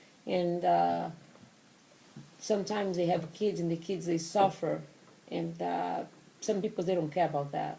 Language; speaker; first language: English; non-native, learner; Portuguese